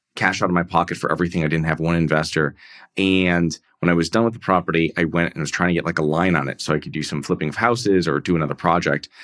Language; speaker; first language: English; native; English